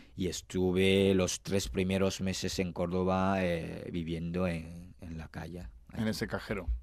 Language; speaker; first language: Spanish; non-native, fluent; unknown